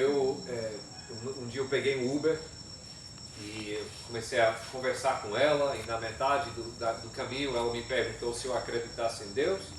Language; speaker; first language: Portuguese; non-native, fluent; English